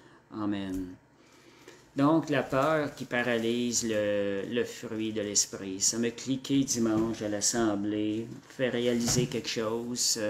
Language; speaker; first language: French; native; French